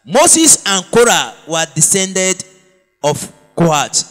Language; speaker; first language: English; non-native, local second language; Yoruba